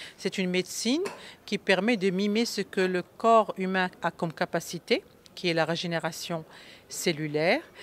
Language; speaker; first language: French; non-native, local second language; Arabic